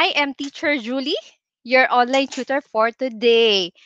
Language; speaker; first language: English; non-native, local second language; Filipino